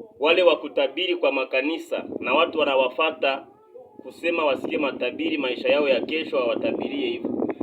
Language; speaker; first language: Swahili; non-native, local second language; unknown